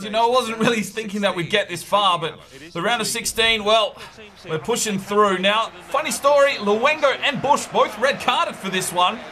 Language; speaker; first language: English; native; English